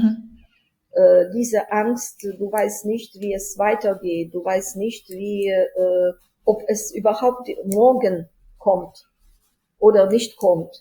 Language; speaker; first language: German; non-native, fluent; Ukrainian